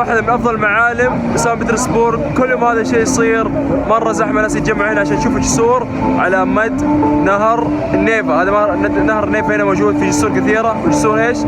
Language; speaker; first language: Arabic; native; Arabic